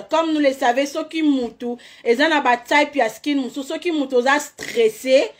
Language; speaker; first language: French; non-native, local second language; Lingala